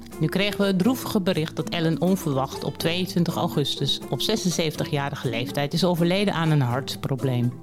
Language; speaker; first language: Dutch; native; Dutch